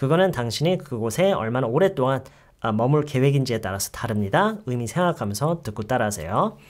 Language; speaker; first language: Korean; native; Korean